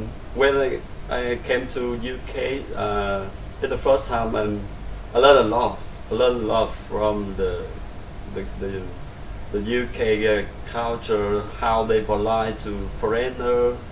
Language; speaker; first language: English; non-native, learner; Vietnamese